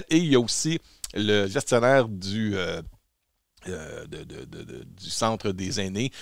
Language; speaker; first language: French; native; French